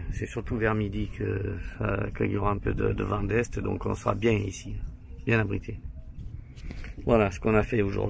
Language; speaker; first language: French; native; French